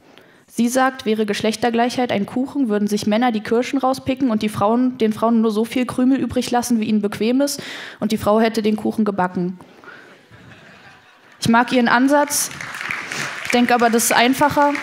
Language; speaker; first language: German; native; German